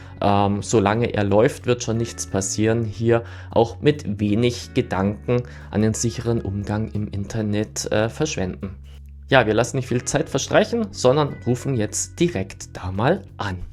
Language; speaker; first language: German; native; German